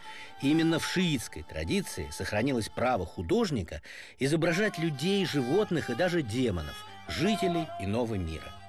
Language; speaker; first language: Russian; native; Russian